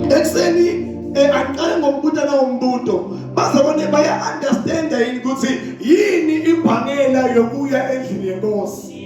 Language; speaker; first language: Zulu; non-native, local second language; Swati